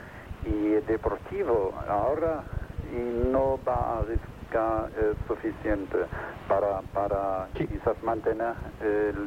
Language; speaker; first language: Spanish; non-native, fluent; German